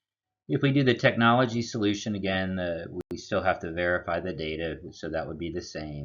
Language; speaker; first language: English; native; English